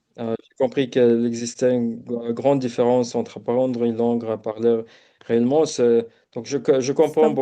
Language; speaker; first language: French; non-native, local second language; Arabic